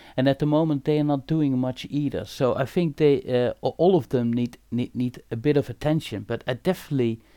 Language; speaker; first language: English; non-native, fluent; Dutch